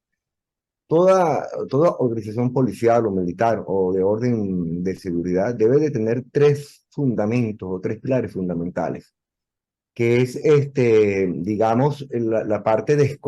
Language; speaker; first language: Spanish; native; Spanish